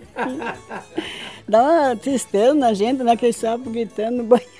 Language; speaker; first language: Portuguese; native; Portuguese